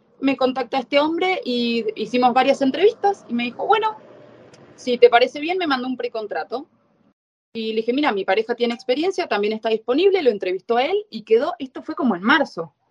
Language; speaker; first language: Spanish; native; Spanish